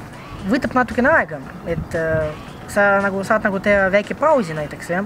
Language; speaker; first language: Estonian; non-native, local second language; Russian